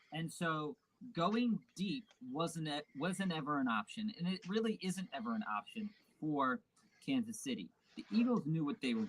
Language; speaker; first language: English; native; English